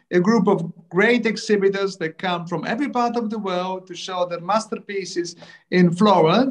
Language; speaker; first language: English; early bilingual, other home language; Italian